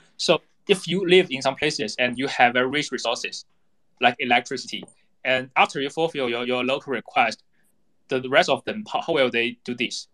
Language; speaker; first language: English; non-native, fluent; Chinese